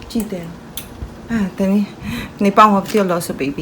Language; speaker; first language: Chinese; non-native, learner; Filipino